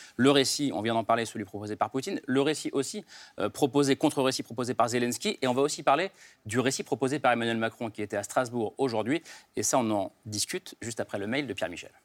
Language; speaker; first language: French; native; French